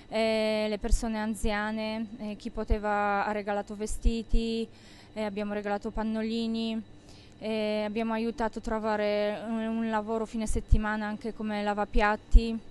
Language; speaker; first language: Italian; non-native, learner; Polish